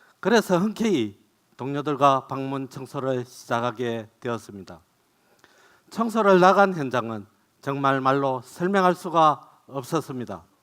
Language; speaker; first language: Korean; native; Korean